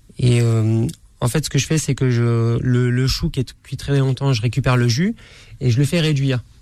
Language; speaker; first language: French; native; French